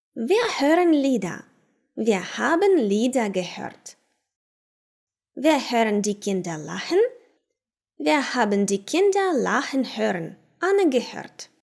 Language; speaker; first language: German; non-native, fluent; Ukrainian